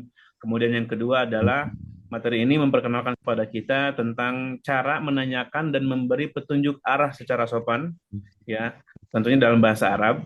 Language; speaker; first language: Indonesian; native; Indonesian